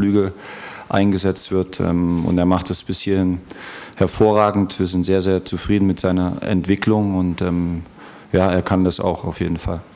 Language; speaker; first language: German; native; German